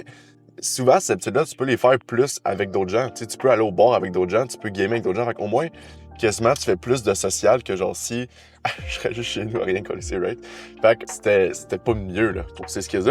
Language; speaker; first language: French; native; French